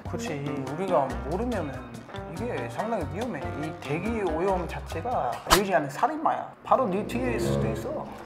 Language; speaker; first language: Korean; non-native, fluent; German